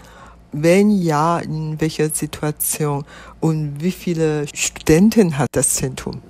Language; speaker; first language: German; non-native, fluent; Chinese